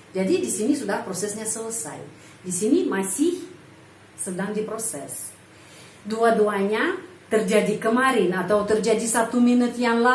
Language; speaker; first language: Indonesian; non-native, fluent; Russian